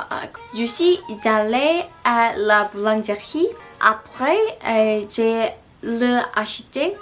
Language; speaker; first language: French; non-native, learner; Korean